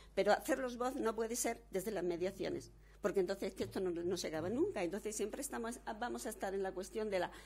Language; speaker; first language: Spanish; native; Spanish